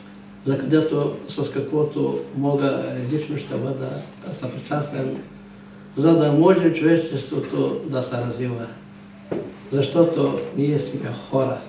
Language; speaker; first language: Bulgarian; non-native, local second language; Turkish